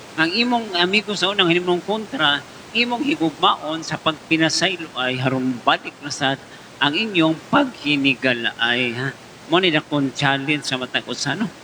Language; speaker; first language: Cebuano; native; Cebuano